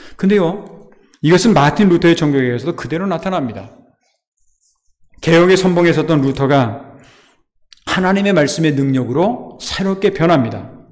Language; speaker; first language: Korean; native; Korean